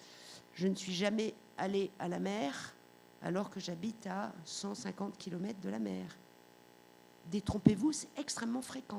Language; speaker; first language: French; native; French